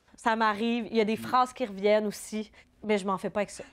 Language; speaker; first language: French; native; French